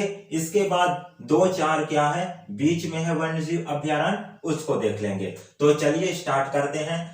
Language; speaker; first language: Hindi; native; Hindi